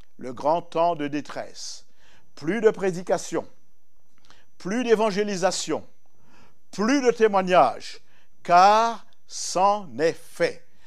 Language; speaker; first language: French; native; French